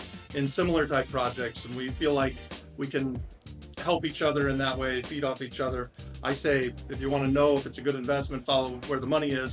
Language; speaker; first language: English; native; English